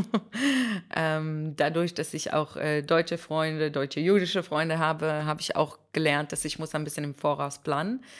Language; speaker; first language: German; non-native, fluent; Hebrew